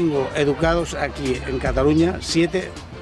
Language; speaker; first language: Spanish; native; Spanish